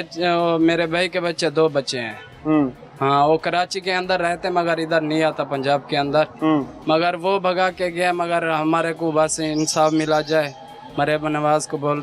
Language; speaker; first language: Hindi; non-native, local second language; Saraiki